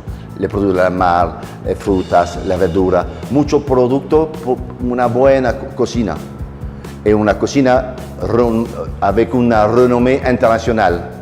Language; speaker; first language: Spanish; non-native, learner; French